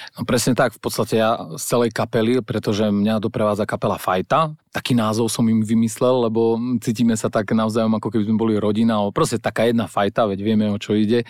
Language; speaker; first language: Slovak; non-native, local second language; Rusyn